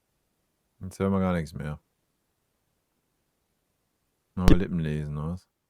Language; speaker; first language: German; native; German